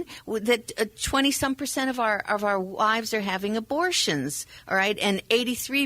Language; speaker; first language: English; native; English